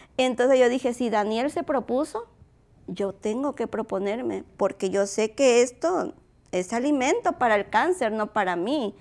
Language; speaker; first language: Spanish; native; Spanish